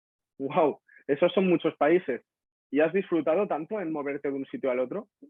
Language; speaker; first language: Spanish; non-native, learner; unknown